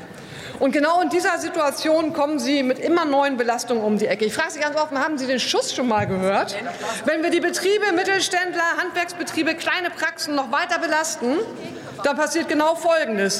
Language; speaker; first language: German; native; German